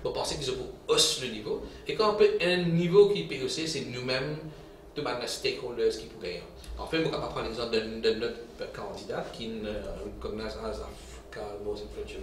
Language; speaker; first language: French; non-native, local second language; Morisyen